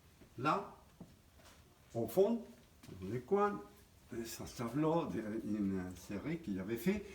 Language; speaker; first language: French; non-native, fluent; Spanish